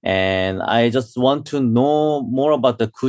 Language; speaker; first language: English; non-native, learner; Korean